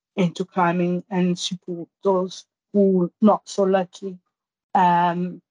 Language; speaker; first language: English; non-native, fluent; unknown